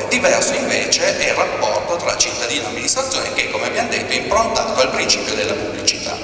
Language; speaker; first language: Italian; native; Italian